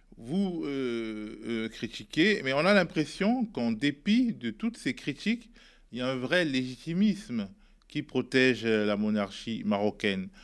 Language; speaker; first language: French; native; French